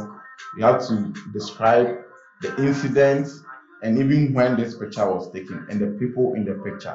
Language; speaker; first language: English; non-native, local second language; Akan